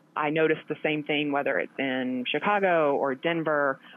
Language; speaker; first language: English; native; English